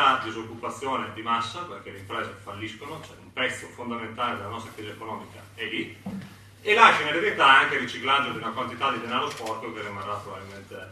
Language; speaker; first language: Italian; native; Italian